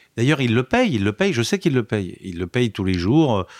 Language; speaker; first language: French; native; French